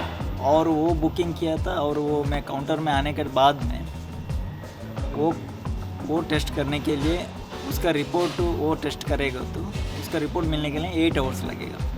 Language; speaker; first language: Hindi; non-native, local second language; Tulu